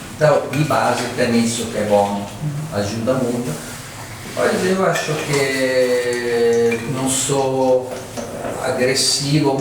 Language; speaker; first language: Portuguese; non-native, fluent; Italian